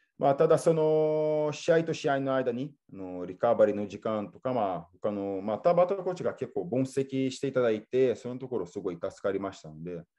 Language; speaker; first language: Japanese; non-native, fluent; Portuguese